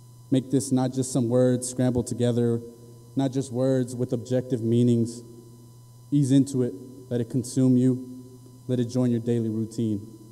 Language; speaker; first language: English; early bilingual, other home language; Spanish